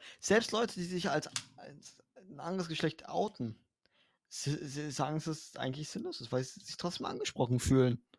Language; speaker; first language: German; native; German